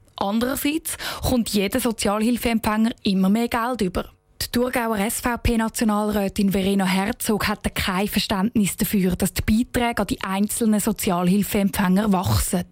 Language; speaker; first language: German; native; German